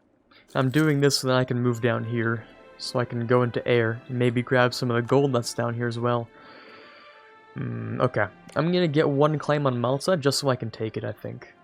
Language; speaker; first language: English; native; English